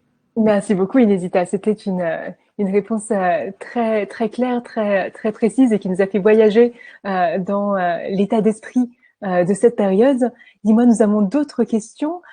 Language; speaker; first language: French; native; French